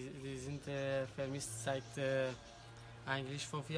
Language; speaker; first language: German; non-native, learner; Kurdish